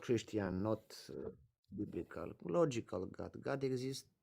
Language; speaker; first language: English; non-native, learner; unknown